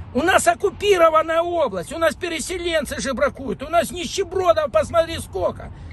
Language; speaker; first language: Russian; native; Russian